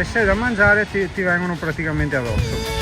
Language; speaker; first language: Italian; native; Italian